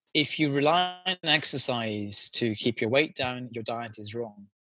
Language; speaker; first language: English; non-native, local second language; Sinhala